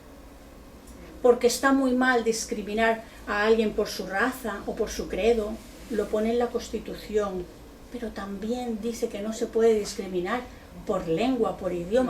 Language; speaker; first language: Spanish; non-native, local second language; Catalan